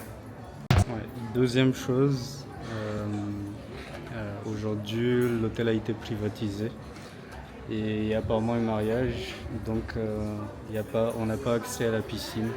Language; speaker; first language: French; native; French